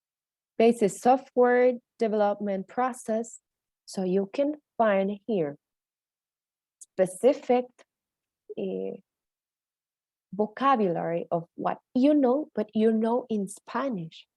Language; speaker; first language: English; non-native, fluent; Spanish